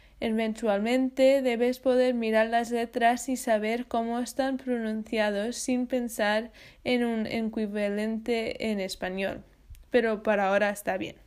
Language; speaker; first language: Spanish; non-native, learner; English